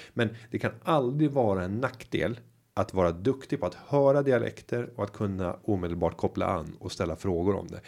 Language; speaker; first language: Swedish; native; Swedish